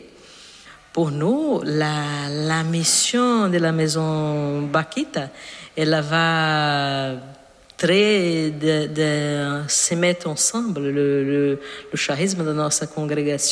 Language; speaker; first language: French; non-native, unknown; Portuguese